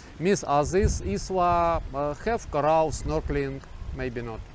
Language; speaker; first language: English; non-native, learner; Ukrainian